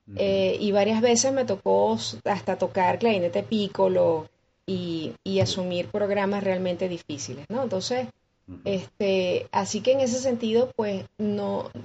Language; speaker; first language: Spanish; native; Spanish